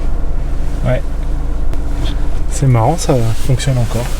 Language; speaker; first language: French; native; French